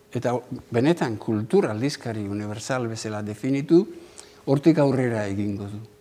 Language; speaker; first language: Basque; native; Basque